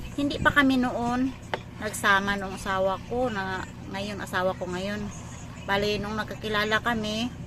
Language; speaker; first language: Filipino; non-native, local second language; Hiligaynon